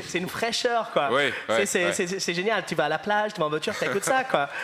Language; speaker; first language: French; non-native, fluent; English